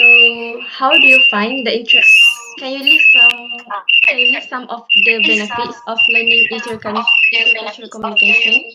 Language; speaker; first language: English; non-native, local second language; Malay